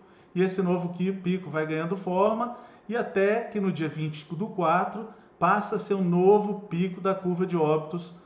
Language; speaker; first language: Portuguese; native; Portuguese